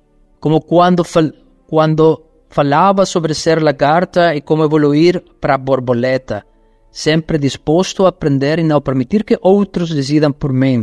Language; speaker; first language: Portuguese; non-native, fluent; Spanish